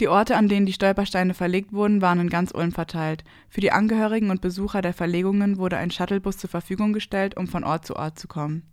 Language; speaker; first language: German; native; German